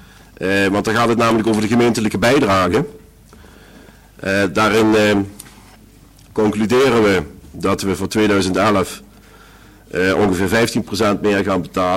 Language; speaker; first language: Dutch; native; Dutch